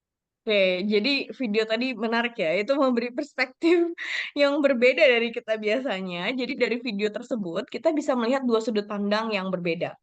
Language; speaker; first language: Indonesian; native; Indonesian